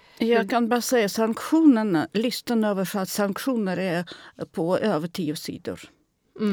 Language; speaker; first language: Swedish; non-native, fluent; Russian